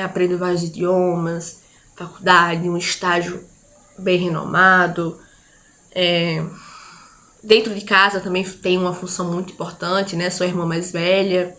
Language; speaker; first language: Portuguese; native; Portuguese